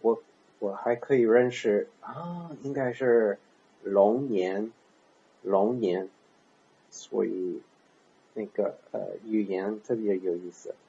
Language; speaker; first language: Chinese; non-native, learner; English